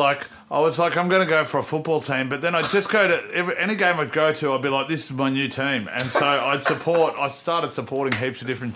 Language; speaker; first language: English; native; English